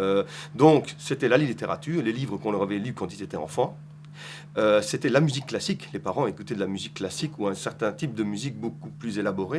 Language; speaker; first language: French; native; French